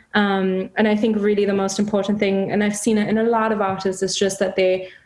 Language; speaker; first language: English; non-native, fluent; German